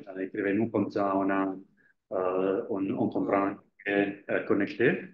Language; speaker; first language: French; non-native, fluent; Italian